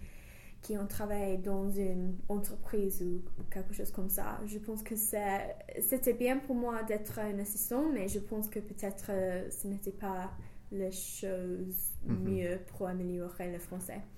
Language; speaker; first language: French; non-native, fluent; English